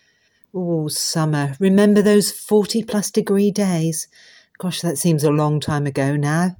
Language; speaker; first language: English; native; English